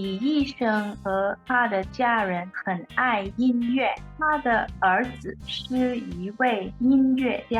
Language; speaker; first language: Chinese; non-native, learner; English